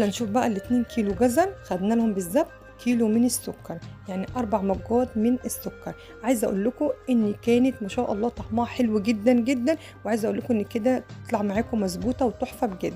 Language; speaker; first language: Arabic; native; Arabic